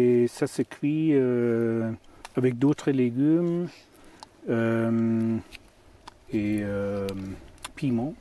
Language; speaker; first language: French; non-native, learner; German